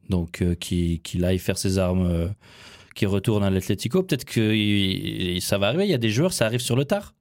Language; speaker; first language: French; native; French